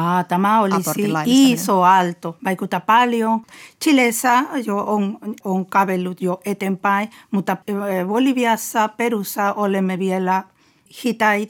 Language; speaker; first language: Finnish; non-native, fluent; Spanish